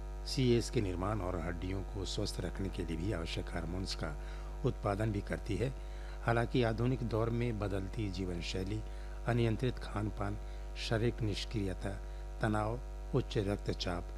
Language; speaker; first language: Hindi; native; Hindi